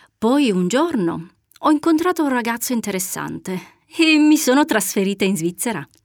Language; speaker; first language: Italian; native; Italian